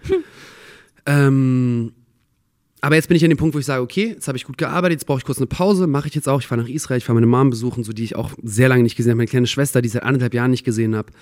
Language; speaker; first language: German; early bilingual, other home language; Russian